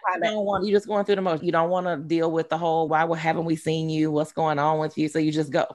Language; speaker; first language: English; native; English